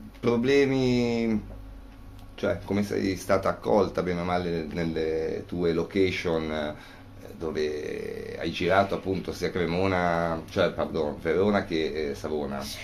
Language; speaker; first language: Italian; native; Italian